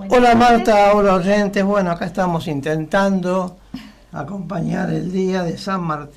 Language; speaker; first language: Spanish; native; Spanish